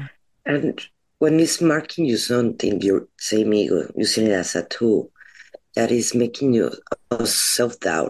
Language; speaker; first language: English; non-native, fluent; Spanish